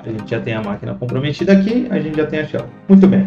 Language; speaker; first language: Portuguese; native; Portuguese